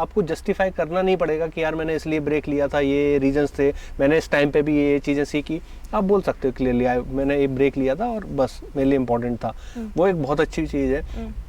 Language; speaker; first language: Hindi; native; Hindi